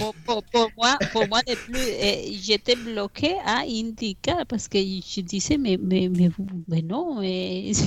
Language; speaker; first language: French; non-native, fluent; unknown